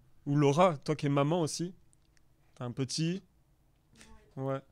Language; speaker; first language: French; native; French